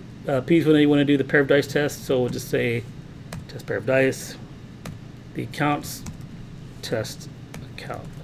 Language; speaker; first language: English; native; English